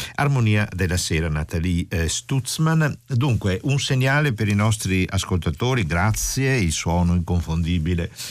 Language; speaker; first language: Italian; native; Italian